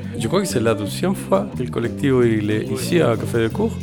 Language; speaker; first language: French; non-native, fluent; Spanish